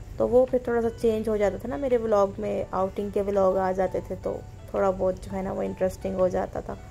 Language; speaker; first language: Urdu; native; Urdu